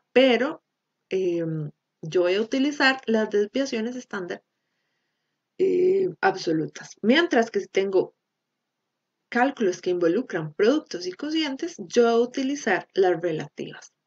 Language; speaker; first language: Spanish; native; Spanish